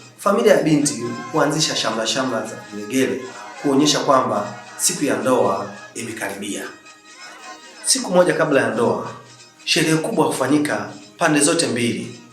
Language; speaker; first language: Swahili; non-native, local second language; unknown